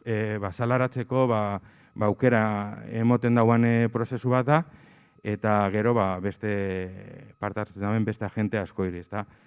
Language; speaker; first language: Basque; native; Basque